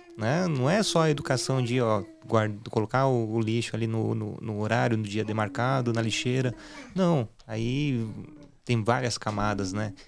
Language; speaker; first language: Portuguese; native; Portuguese